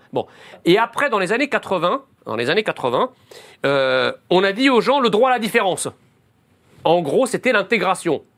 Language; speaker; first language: French; early bilingual, other home language; Arabic